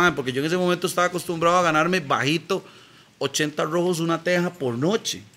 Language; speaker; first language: Spanish; native; Spanish